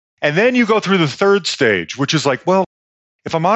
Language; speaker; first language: English; native; English